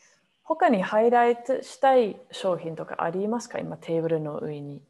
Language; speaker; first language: Japanese; non-native, fluent; English